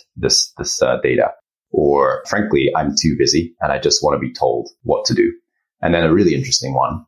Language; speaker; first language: English; early bilingual, other home language; Japanese